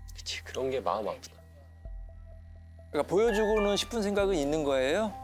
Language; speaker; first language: Korean; native; Korean